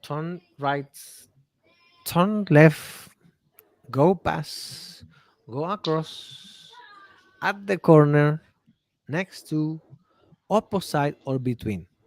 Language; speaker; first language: English; non-native, fluent; Spanish